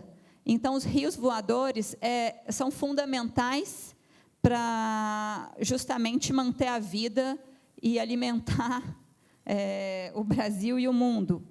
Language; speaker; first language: Portuguese; non-native, local second language; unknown